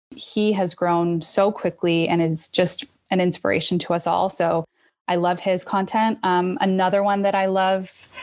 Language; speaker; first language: English; native; English